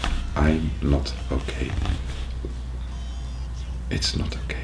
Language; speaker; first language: English; non-native, fluent; Dutch